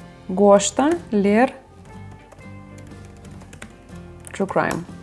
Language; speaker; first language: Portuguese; non-native, learner; Russian